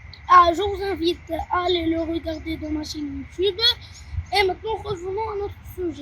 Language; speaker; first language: French; native; French